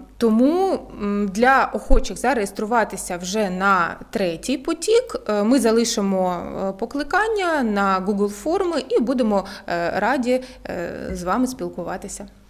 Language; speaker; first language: Ukrainian; native; Ukrainian